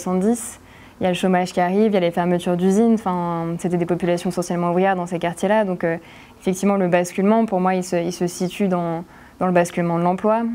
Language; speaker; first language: French; native; French